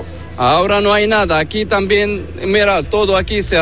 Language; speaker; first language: Spanish; non-native, learner; Arabic